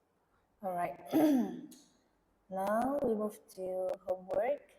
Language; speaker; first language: English; non-native, local second language; Indonesian